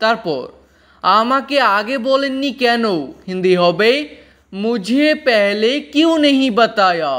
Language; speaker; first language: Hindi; non-native, fluent; Bangla